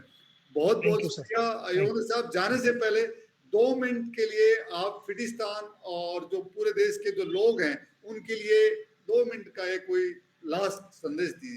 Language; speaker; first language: Hindi; native; Hindi